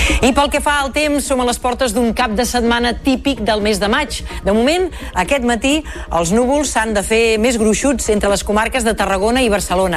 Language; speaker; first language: Catalan; native; Catalan